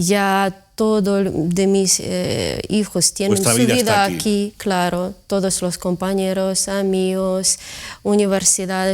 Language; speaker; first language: Spanish; non-native, fluent; Ukrainian